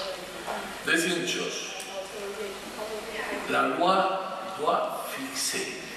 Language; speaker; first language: French; non-native, fluent; Spanish